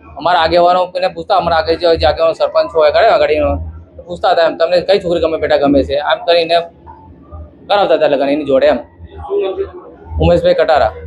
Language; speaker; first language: Gujarati; non-native, local second language; Bhili